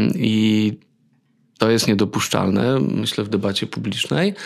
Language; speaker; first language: Polish; native; Polish